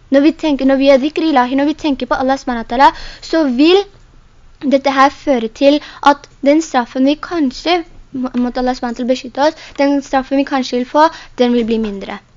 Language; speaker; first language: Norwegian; early bilingual, other home language; Urdu